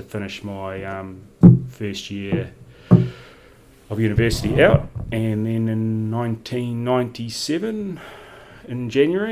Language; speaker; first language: English; native; English